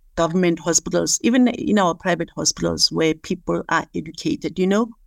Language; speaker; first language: English; non-native, local second language; Southern Sotho